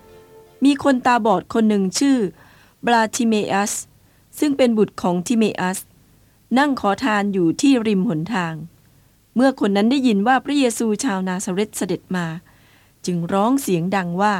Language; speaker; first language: Thai; native; Thai